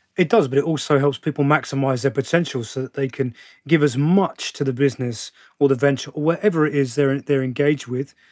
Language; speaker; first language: English; native; English